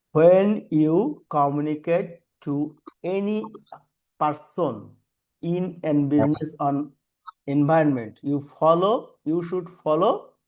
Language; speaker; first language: English; non-native, local second language; Bangla